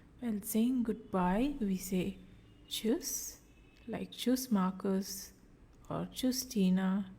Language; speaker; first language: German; non-native, fluent; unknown